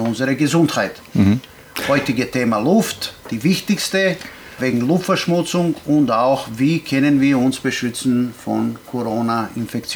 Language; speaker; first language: German; non-native, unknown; Serbian